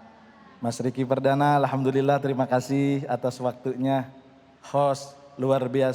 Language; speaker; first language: Indonesian; native; Indonesian